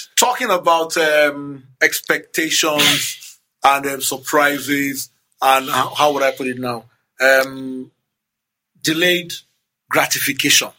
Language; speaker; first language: English; non-native, local second language; Yoruba